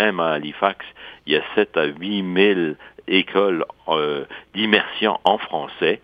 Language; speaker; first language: French; native; French